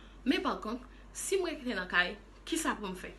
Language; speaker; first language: French; non-native, local second language; Haitian Creole